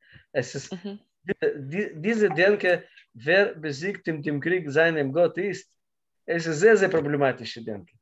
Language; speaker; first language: German; non-native, learner; Russian